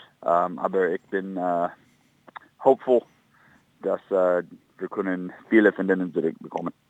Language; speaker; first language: German; non-native, fluent; English